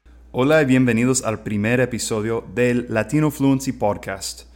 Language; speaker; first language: Spanish; non-native, fluent; English